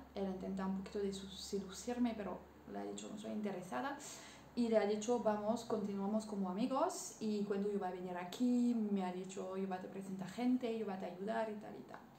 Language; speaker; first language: Spanish; non-native, learner; French